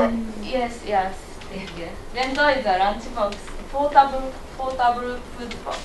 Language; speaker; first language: English; non-native, learner; Japanese